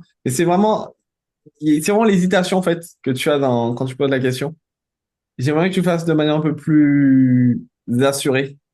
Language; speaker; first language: French; native; French